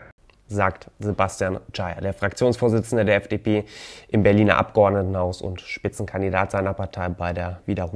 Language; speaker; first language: German; native; German